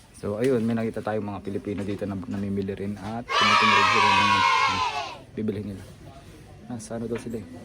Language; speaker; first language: Filipino; non-native, local second language; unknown